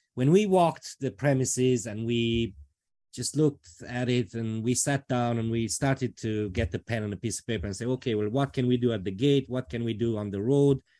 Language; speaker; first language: English; non-native, fluent; Romanian